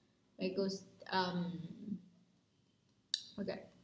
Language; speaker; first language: Spanish; non-native, learner; Chinese